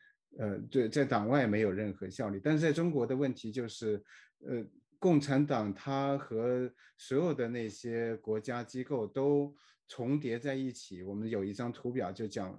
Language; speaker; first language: Chinese; native; Chinese